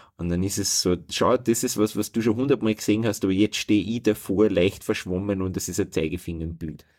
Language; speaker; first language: German; native; German